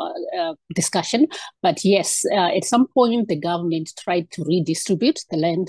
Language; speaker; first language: English; non-native, local second language; Shona